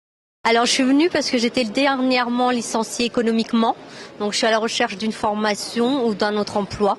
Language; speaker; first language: French; native; French